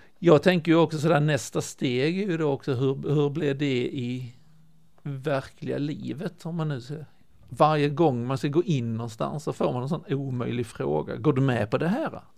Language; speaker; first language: Swedish; native; Swedish